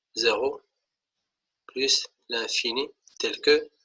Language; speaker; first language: French; non-native, local second language; Arabic